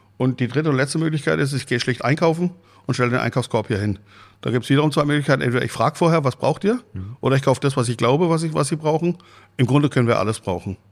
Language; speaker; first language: German; native; German